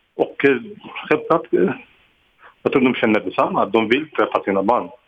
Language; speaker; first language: Swedish; non-native, fluent; Arabic